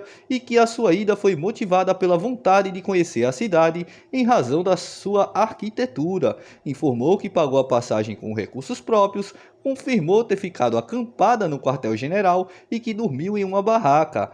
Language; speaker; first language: Portuguese; native; Portuguese